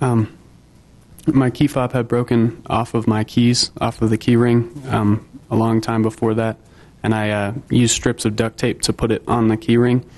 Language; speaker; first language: English; native; English